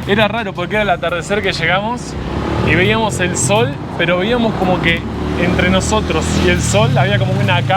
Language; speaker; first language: Spanish; native; Spanish